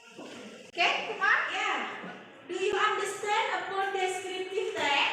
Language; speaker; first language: English; non-native, learner; Indonesian